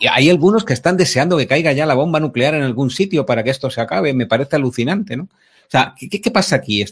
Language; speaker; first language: Spanish; native; Spanish